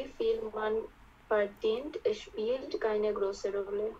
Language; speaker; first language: German; non-native, learner; Bangla